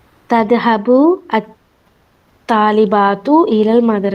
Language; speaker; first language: Arabic; non-native, learner; Tamil